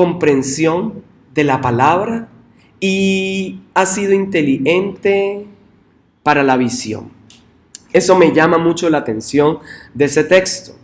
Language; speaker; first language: Spanish; native; Spanish